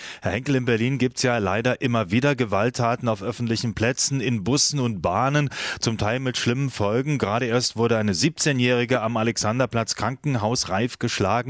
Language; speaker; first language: German; native; German